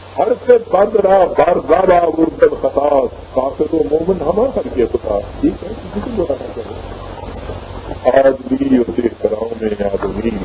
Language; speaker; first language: Urdu; native; Urdu